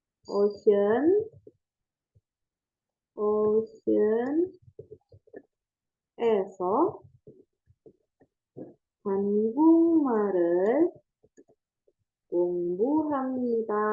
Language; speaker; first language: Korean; non-native, learner; Indonesian